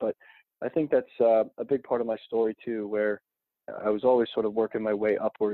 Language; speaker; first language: English; native; English